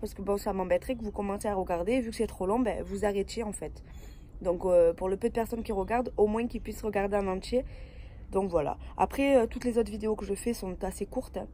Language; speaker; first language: French; native; French